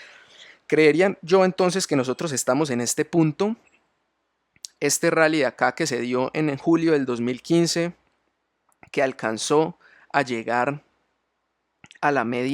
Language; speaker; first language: Spanish; native; Spanish